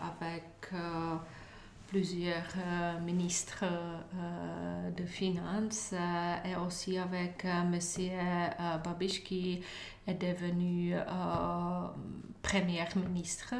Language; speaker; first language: French; non-native, learner; Czech